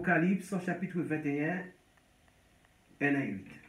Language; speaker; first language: French; non-native, local second language; Haitian Creole